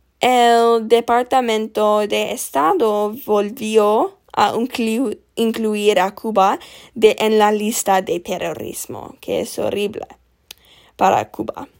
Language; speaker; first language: Spanish; non-native, learner; English